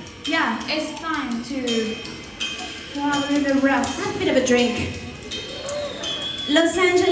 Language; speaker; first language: English; non-native, fluent; French